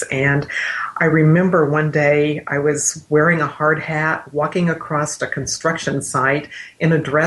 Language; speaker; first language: English; native; English